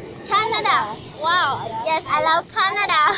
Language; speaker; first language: English; non-native, learner; Vietnamese